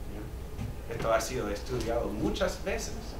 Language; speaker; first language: Spanish; non-native, fluent; English